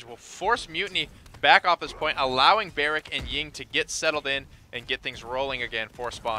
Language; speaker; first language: English; native; English